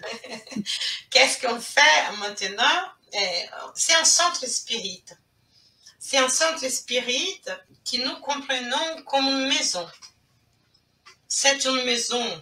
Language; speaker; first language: French; non-native, fluent; Portuguese